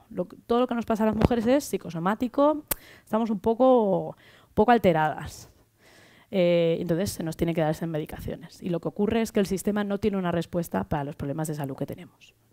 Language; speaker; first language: Spanish; native; Spanish